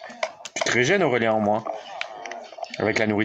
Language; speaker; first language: French; native; French